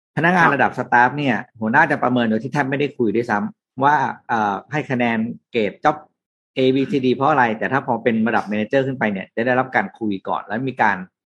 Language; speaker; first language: Thai; native; Thai